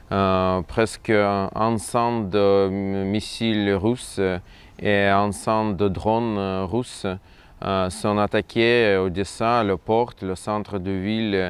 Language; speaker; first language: French; non-native, fluent; Russian